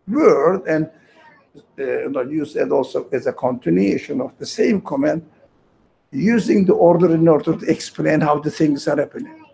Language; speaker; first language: English; non-native, fluent; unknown